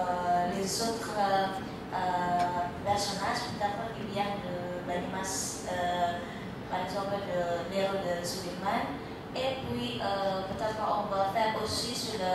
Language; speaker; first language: French; non-native, fluent; Indonesian